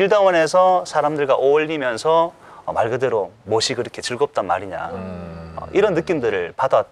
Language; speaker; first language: Korean; native; Korean